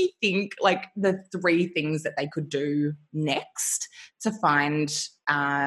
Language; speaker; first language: English; native; English